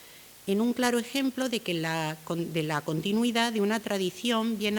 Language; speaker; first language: Spanish; native; Spanish